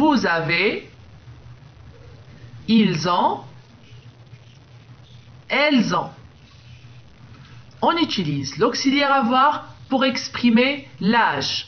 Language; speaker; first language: French; non-native, local second language; Arabic